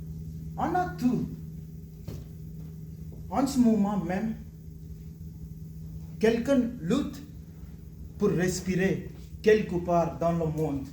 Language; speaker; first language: French; non-native, learner; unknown